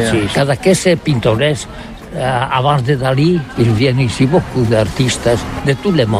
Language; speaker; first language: French; non-native, learner; Catalan